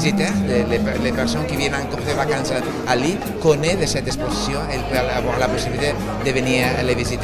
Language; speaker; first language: French; non-native, learner; Spanish